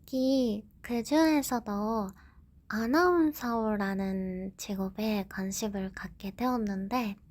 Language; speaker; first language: Korean; non-native, fluent; Japanese